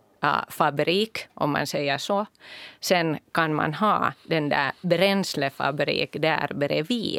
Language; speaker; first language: Swedish; non-native, local second language; Finnish